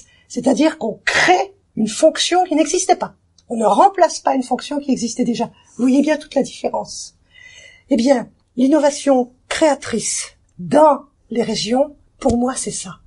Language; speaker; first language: French; native; French